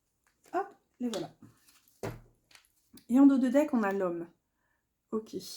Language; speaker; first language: French; native; French